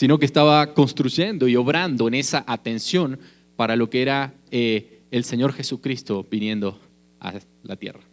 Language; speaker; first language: Spanish; native; Spanish